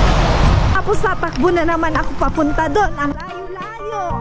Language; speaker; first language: Filipino; native; Filipino